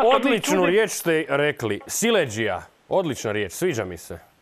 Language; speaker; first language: Serbian; native; Serbian